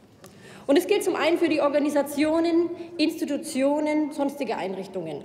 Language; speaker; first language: German; native; German